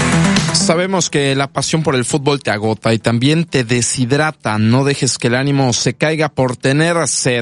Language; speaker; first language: Spanish; native; Spanish